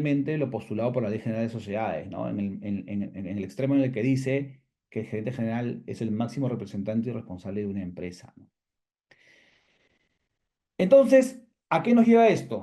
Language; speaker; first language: Spanish; native; Spanish